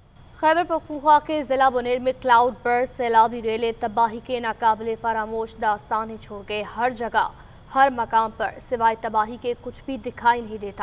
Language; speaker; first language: Urdu; native; Urdu